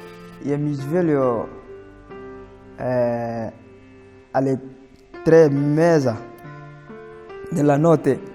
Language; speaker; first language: Italian; non-native, learner; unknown